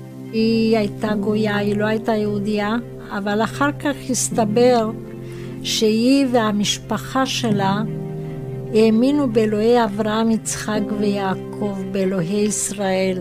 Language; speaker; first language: Hebrew; non-native, fluent; Romanian